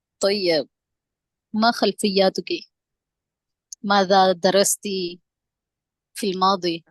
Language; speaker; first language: Arabic; non-native, fluent; Urdu